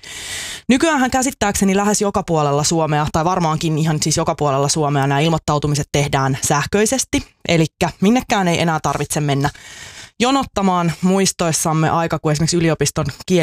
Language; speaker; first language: Finnish; native; Finnish